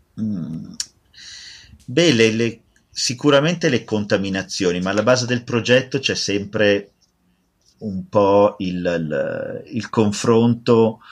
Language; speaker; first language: Italian; native; Italian